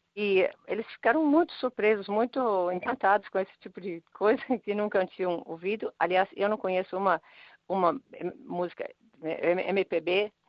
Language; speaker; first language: Portuguese; non-native, fluent; German